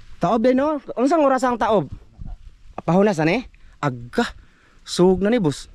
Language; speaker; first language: Filipino; non-native, local second language; Cebuano